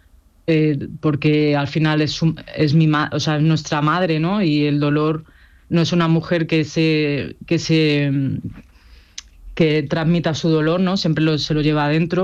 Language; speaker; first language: Spanish; native; Spanish